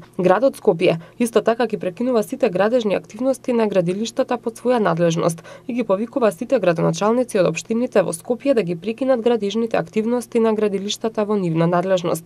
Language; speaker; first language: Macedonian; native; Macedonian